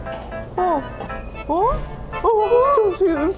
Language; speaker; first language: Korean; non-native, fluent; Estonian